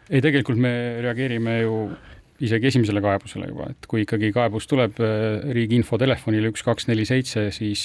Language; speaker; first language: Estonian; native; Estonian